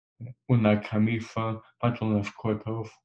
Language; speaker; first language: Spanish; non-native, learner; English